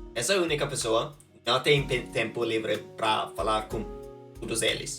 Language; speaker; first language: Portuguese; non-native, fluent; Norwegian